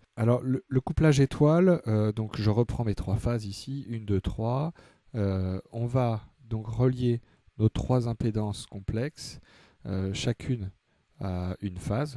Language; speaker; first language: French; native; French